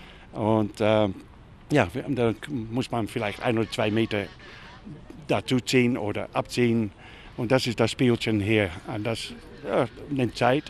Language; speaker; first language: German; non-native, fluent; Dutch